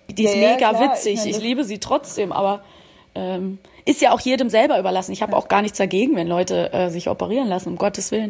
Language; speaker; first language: German; native; German